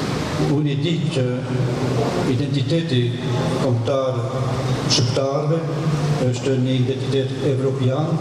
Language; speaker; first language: Albanian; non-native, fluent; French